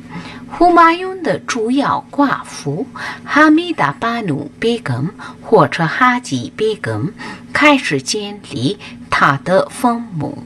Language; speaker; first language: Chinese; non-native, fluent; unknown